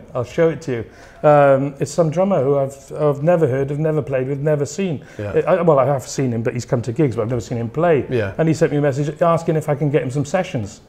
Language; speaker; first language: English; native; English